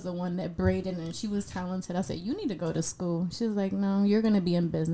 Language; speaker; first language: English; non-native, fluent; Spanish